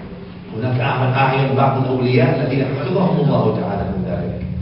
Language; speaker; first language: Arabic; native; Arabic